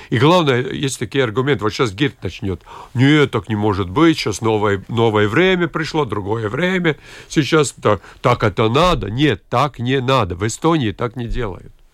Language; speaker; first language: Russian; non-native, local second language; Latvian